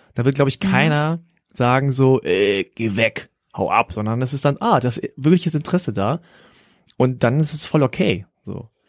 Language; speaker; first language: German; early bilingual, other home language; Korean